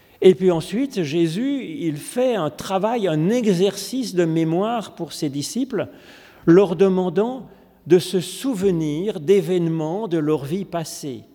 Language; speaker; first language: French; native; French